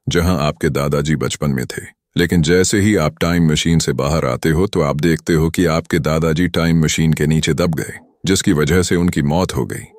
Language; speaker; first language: Hindi; native; Hindi